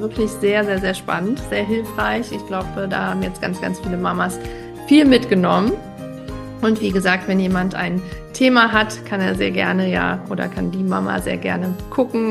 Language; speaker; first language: German; native; German